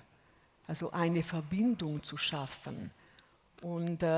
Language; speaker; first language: German; non-native, fluent; Hungarian